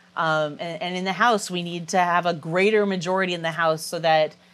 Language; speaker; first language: English; native; English